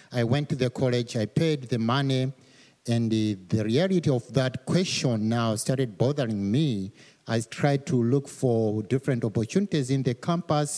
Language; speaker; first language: English; non-native, local second language; Nyanja